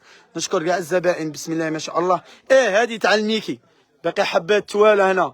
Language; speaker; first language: Arabic; native; Arabic